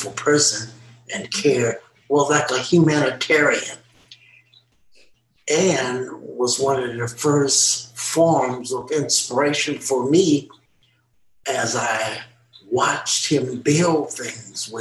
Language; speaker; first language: English; native; English